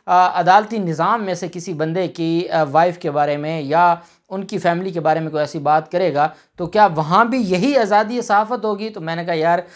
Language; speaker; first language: Urdu; non-native, local second language; Punjabi